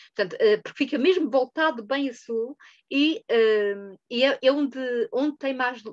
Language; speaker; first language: Portuguese; native; Portuguese